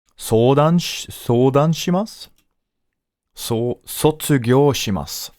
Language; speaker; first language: Japanese; non-native, learner; English